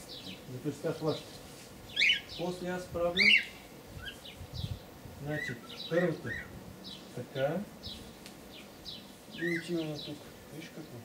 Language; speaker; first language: Bulgarian; non-native, learner; Russian